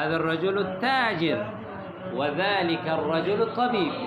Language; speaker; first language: Arabic; non-native, fluent; Urdu